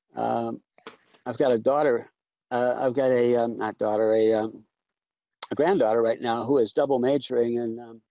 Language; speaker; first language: English; native; English